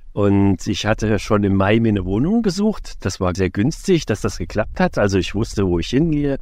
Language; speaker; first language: German; native; German